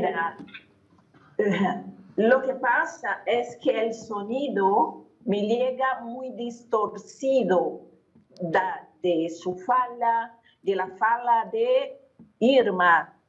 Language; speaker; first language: Spanish; non-native, fluent; Portuguese